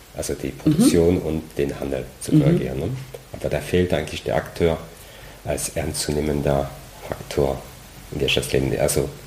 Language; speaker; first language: German; non-native, fluent; French